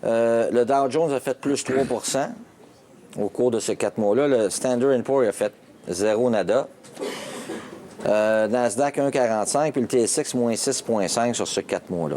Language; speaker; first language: French; native; French